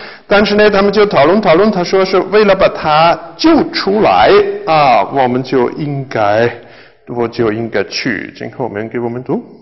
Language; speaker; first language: Chinese; non-native, fluent; German